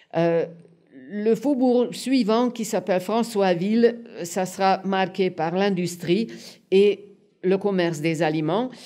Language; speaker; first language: French; non-native, fluent; Hungarian